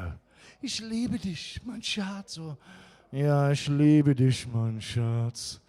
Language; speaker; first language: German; non-native, learner; English